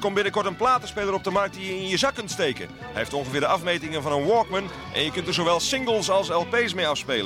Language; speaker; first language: Dutch; native; Dutch